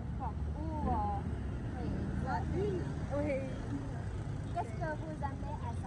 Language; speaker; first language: French; non-native, learner; Vietnamese